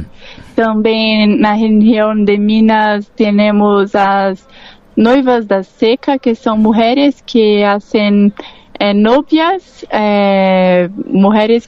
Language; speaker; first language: Spanish; non-native, learner; Portuguese